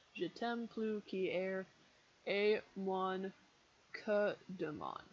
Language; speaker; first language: French; non-native, learner; English